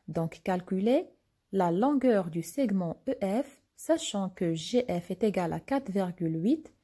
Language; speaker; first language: French; non-native, local second language; Arabic